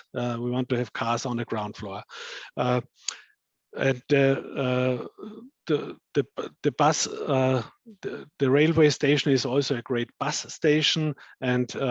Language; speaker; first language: English; non-native, fluent; German